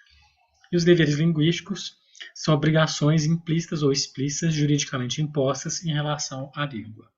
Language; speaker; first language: Portuguese; native; Portuguese